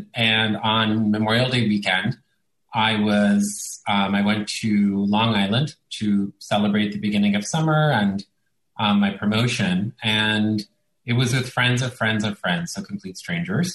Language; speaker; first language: English; early bilingual, other home language; Italian